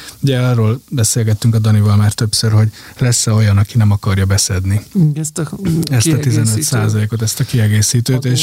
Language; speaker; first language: Hungarian; native; Hungarian